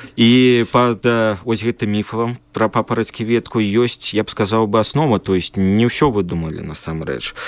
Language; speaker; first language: Belarusian; native; Belarusian